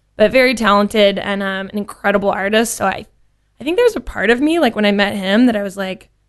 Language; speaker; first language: English; native; English